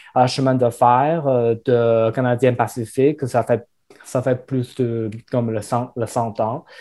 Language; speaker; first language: French; non-native, fluent; Chinese